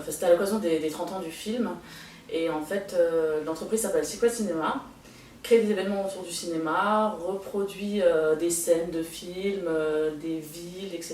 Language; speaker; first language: French; native; French